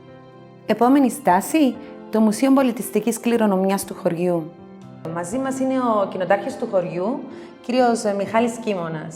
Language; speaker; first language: Greek; native; Greek